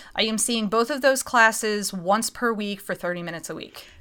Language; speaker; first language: English; native; English